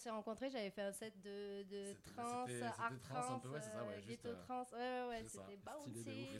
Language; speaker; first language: French; native; French